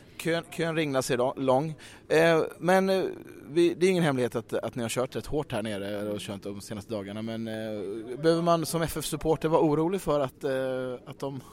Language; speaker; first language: Swedish; native; Swedish